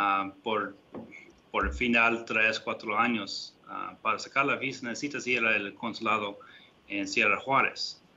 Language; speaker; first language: Spanish; non-native, fluent; English